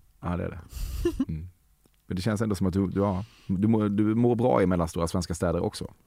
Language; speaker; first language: Swedish; native; Swedish